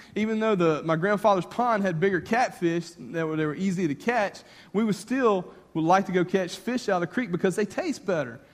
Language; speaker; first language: English; native; English